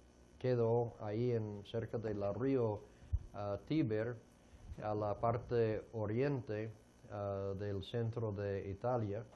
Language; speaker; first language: Spanish; non-native, fluent; English